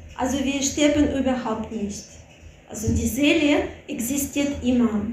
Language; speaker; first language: German; non-native, fluent; Russian